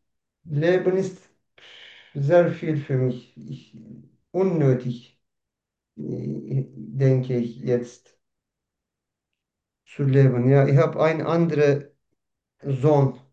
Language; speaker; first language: German; non-native, learner; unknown